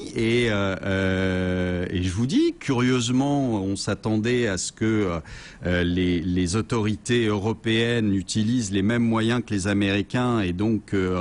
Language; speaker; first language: French; native; French